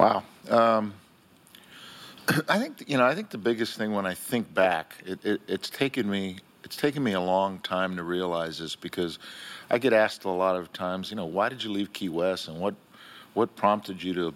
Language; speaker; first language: English; early bilingual, other home language; Spanish